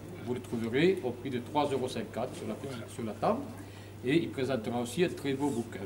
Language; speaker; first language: French; native; French